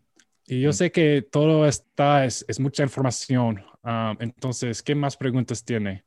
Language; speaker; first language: Spanish; non-native, learner; English